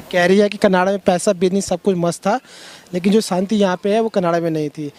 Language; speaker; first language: Hindi; native; Hindi